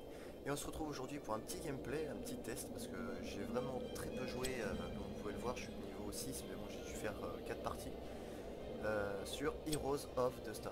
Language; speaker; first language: French; native; French